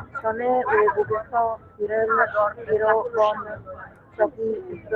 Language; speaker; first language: Korean; non-native, learner; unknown